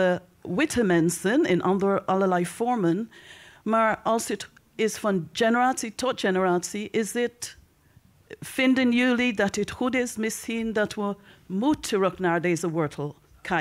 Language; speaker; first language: Dutch; non-native, learner; English